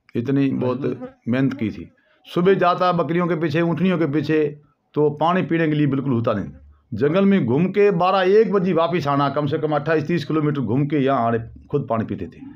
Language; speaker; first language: Hindi; native; Hindi